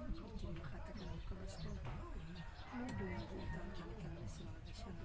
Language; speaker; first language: Filipino; non-native, local second language; Cebuano